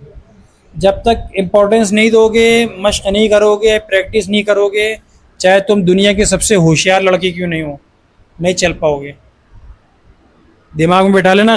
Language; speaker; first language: Hindi; native; Hindi